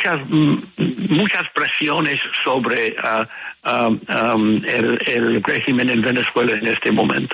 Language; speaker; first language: Spanish; non-native, fluent; English